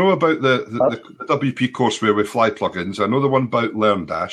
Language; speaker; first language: English; native; English